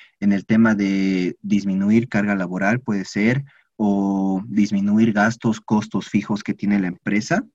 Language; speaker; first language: Spanish; native; Spanish